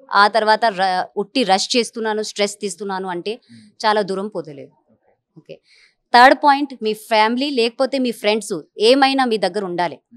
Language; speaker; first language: Telugu; non-native, local second language; Hindi